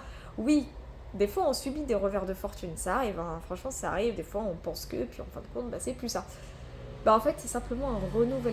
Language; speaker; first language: French; native; French